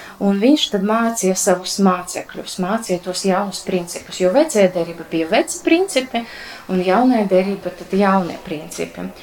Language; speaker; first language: Latvian; non-native, local second language; Russian